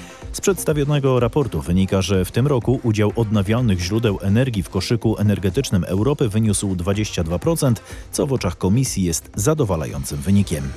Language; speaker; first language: Polish; native; Polish